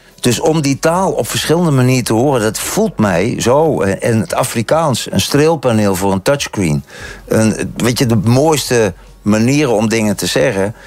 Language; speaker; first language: Dutch; native; Dutch